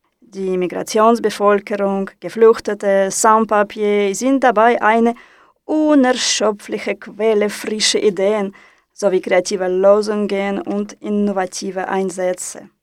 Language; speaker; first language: German; non-native, fluent; Russian